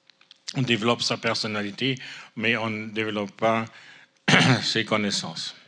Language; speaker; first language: French; non-native, fluent; German